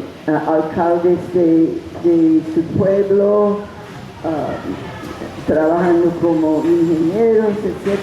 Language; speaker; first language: Spanish; non-native, fluent; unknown